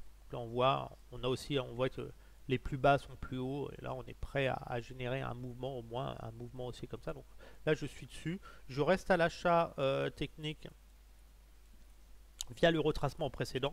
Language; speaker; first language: French; native; French